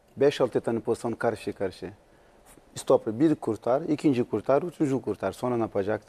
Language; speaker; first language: Turkish; non-native, learner; Portuguese